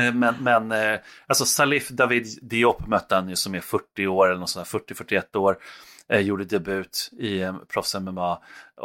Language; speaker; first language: Swedish; native; Swedish